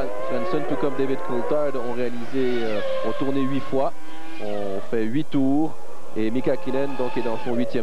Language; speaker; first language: French; native; French